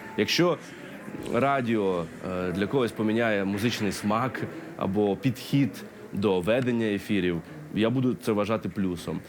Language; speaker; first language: Ukrainian; native; Ukrainian